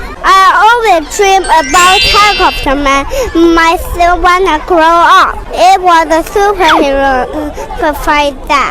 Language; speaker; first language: English; non-native, learner; Chinese